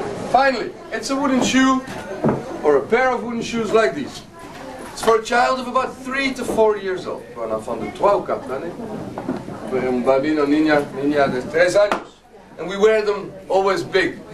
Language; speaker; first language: English; non-native, fluent; Dutch